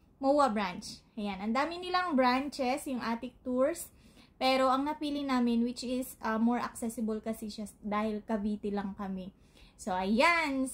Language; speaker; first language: Filipino; native; Filipino